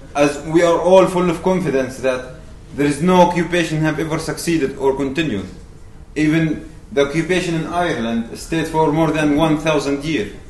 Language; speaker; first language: English; non-native, fluent; Arabic